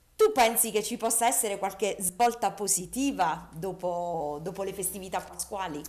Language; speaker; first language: Italian; native; Italian